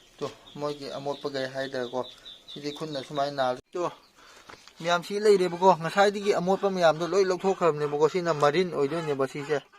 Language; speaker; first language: Manipuri; non-native, local second language; Rongmei Naga